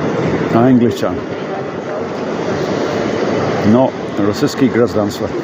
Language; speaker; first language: Russian; non-native, learner; English